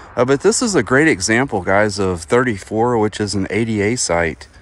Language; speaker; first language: English; native; English